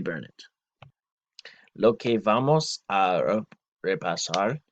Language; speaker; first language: Spanish; non-native, learner; English